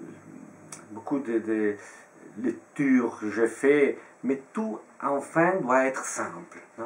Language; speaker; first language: French; non-native, fluent; Italian